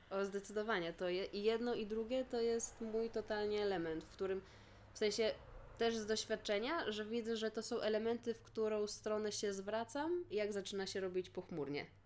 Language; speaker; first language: Polish; native; Polish